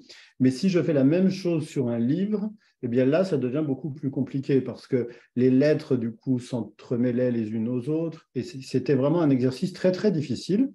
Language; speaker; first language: French; native; French